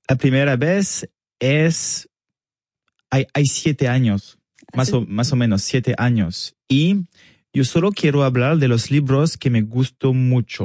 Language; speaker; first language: Spanish; non-native, learner; French